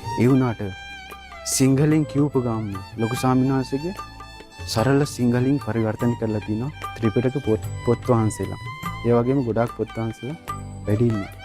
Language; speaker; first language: Sinhala; non-native, fluent; Hindi